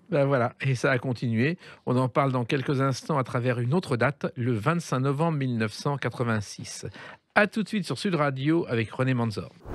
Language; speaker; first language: French; native; French